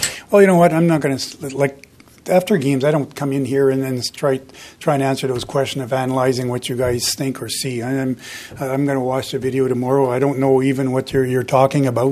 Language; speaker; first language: English; non-native, fluent; French